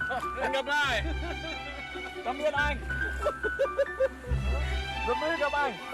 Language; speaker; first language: Vietnamese; non-native, learner; English